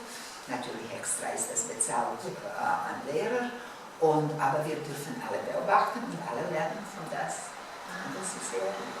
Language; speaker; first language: German; non-native, fluent; Bosnian